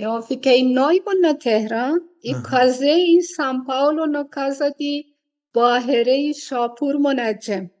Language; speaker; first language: Portuguese; non-native, fluent; Persian